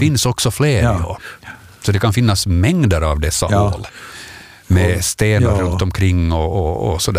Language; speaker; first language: Swedish; native; Swedish